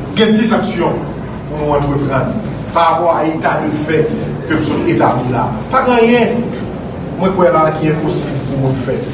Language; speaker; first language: French; non-native, local second language; Haitian Creole